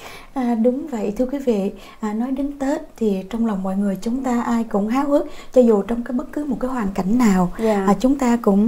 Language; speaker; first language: Vietnamese; native; Vietnamese